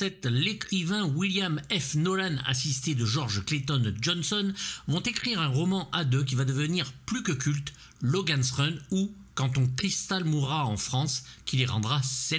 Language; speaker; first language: French; native; French